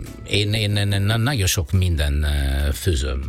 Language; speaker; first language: Hungarian; non-native, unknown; Italian